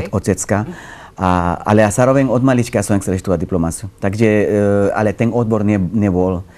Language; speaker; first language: Slovak; non-native, fluent; Spanish